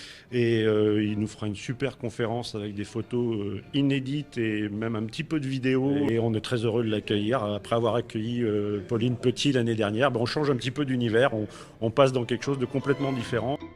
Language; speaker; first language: French; native; French